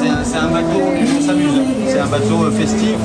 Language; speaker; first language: French; native; French